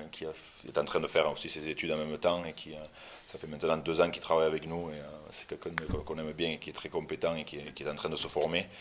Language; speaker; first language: French; native; French